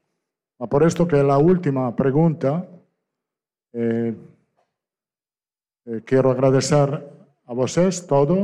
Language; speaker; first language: Portuguese; non-native, fluent; Italian